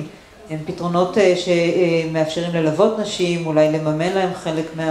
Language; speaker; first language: Hebrew; native; Hebrew